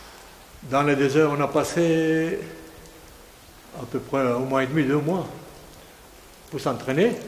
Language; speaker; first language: French; non-native, fluent; Greek